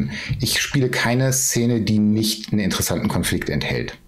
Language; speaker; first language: German; native; German